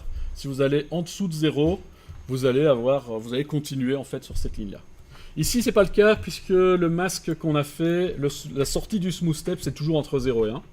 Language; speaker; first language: French; native; French